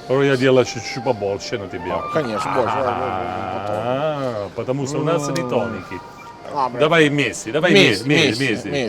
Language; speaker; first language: Russian; non-native, learner; Italian